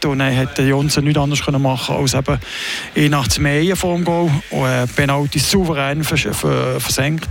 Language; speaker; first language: German; native; German